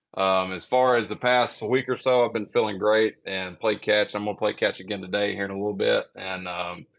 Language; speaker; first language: English; native; English